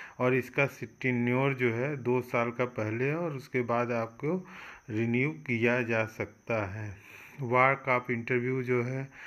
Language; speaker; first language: Hindi; native; Hindi